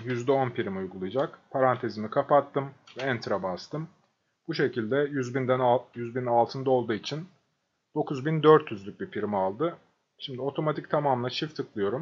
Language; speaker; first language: Turkish; native; Turkish